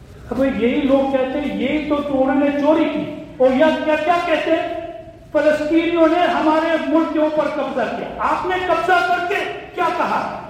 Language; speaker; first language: Urdu; non-native, fluent; English